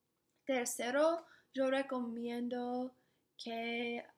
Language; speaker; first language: Spanish; non-native, learner; English